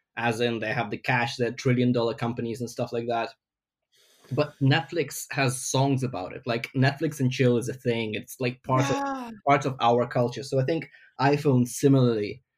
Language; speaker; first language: English; non-native, fluent; Ukrainian